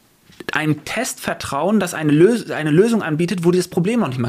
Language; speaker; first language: German; native; German